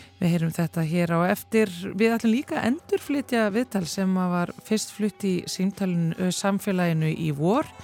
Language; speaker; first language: Icelandic; native; Icelandic